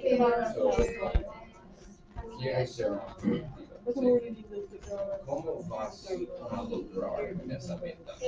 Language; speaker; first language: Spanish; non-native, learner; English